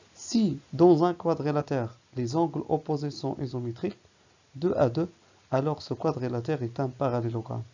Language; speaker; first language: French; non-native, local second language; Arabic